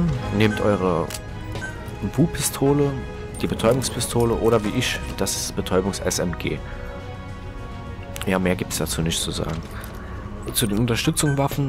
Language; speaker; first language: German; native; German